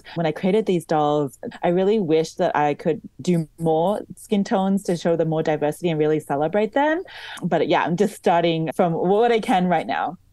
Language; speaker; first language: English; native; English